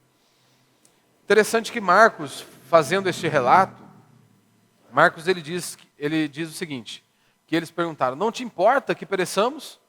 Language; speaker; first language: Portuguese; native; Portuguese